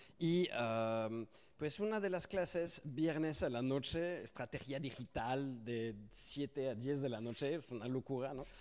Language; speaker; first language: Spanish; non-native, fluent; French